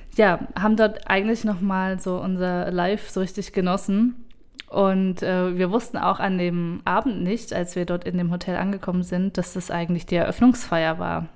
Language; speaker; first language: German; native; German